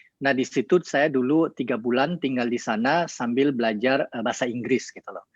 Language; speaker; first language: Indonesian; early bilingual, heritage; Indonesian